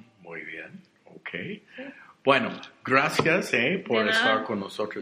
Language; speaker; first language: Spanish; non-native, learner; English